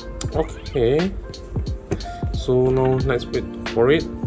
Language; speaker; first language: English; non-native, local second language; Chinese